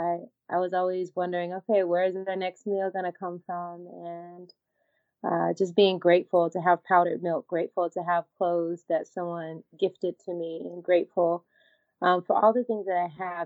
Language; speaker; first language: English; native; English